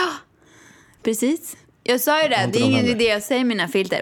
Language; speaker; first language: Swedish; native; Swedish